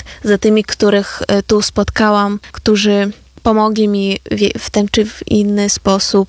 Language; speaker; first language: Polish; non-native, fluent; Ukrainian